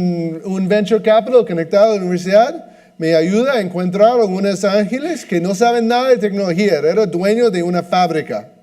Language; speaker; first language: Spanish; non-native, fluent; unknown